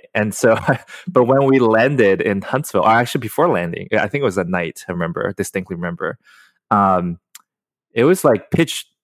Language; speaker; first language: English; early bilingual, other home language; Chinese